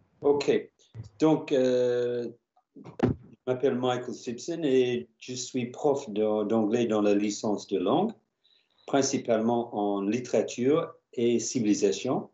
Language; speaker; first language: French; non-native, fluent; English